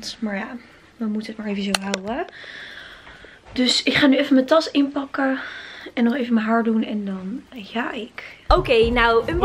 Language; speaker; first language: Dutch; native; Dutch